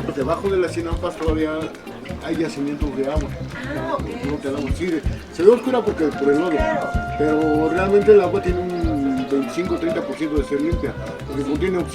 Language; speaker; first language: Spanish; native; Spanish